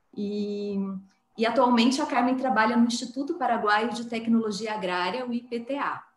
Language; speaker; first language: Portuguese; native; Portuguese